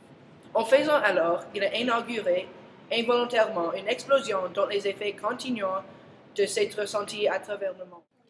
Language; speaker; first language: French; non-native, learner; English